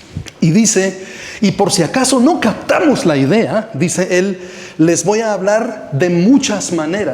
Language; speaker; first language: Spanish; native; Spanish